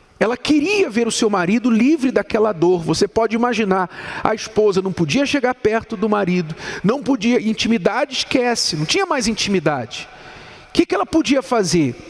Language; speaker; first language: Portuguese; native; Portuguese